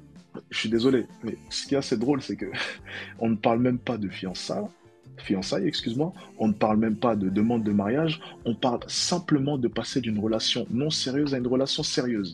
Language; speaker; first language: French; native; French